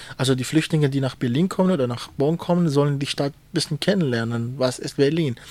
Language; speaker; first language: German; non-native, fluent; Kurdish